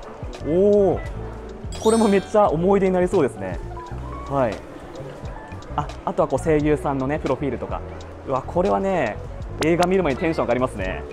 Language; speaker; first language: Japanese; native; Japanese